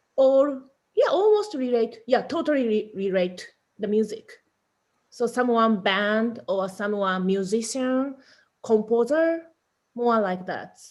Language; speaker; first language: English; non-native, learner; Japanese